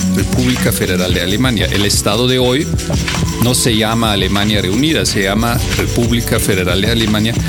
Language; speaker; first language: Spanish; non-native, fluent; German